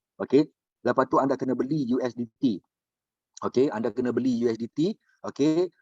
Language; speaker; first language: Malay; native; Malay